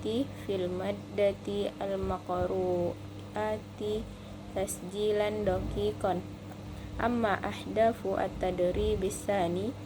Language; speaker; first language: Arabic; non-native, learner; Indonesian